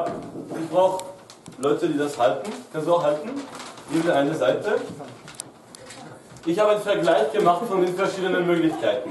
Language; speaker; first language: German; non-native, fluent; French